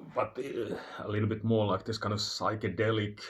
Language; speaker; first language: English; non-native, fluent; Finnish